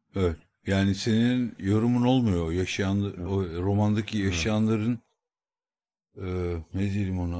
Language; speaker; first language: Turkish; native; Turkish